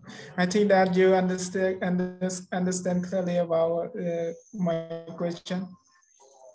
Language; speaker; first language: English; non-native, learner; Khmer